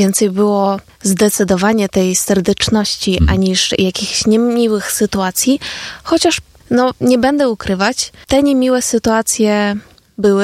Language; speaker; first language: Polish; non-native, fluent; Ukrainian